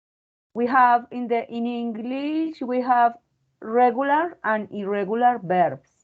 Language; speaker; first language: English; non-native, fluent; Spanish